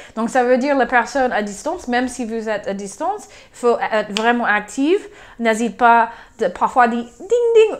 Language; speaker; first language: French; non-native, fluent; English